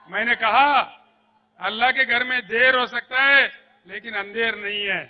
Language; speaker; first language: Hindi; non-native, local second language; Telugu